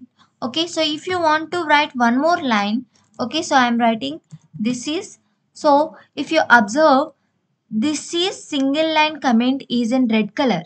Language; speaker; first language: English; non-native, local second language; Telugu